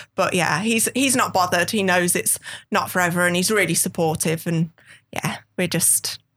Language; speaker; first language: English; native; English